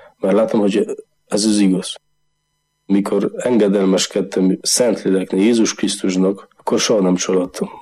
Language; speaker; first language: Hungarian; non-native, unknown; Polish